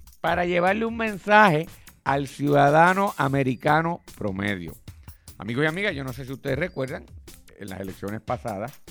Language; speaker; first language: Spanish; native; Spanish